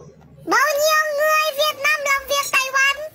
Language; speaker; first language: Vietnamese; non-native, learner; Indonesian